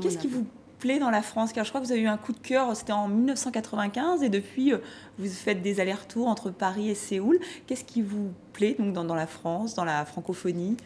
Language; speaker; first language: French; native; French